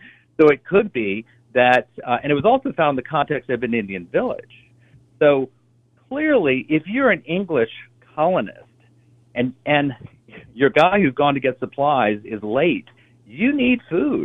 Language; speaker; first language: English; native; English